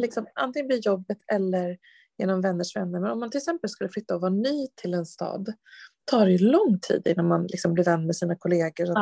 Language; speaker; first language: Swedish; native; Swedish